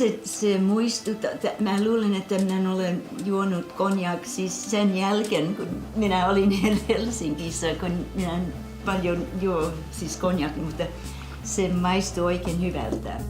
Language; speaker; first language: Finnish; non-native, learner; English